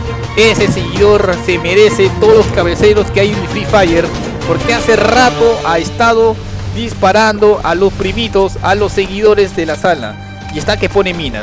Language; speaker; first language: Spanish; native; Spanish